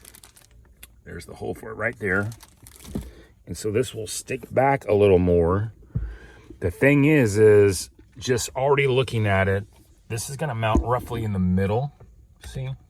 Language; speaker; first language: English; native; English